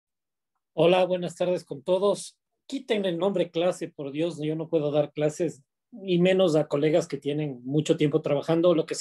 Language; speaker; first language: Spanish; native; Spanish